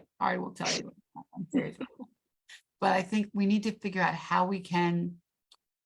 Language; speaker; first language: English; native; English